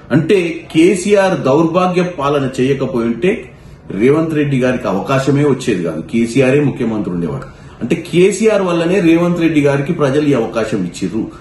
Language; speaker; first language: Telugu; native; Telugu